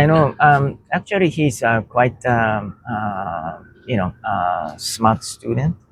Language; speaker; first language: English; non-native, learner; Japanese